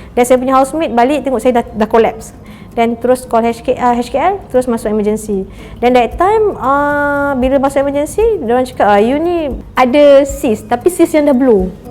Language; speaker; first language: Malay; native; Malay